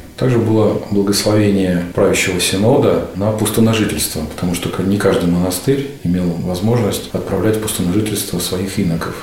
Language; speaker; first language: Russian; native; Russian